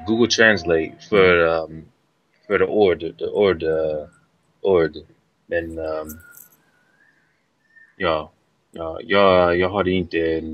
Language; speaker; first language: Swedish; non-native, learner; English